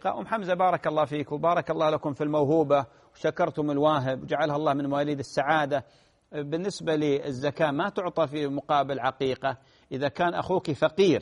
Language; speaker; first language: Arabic; native; Arabic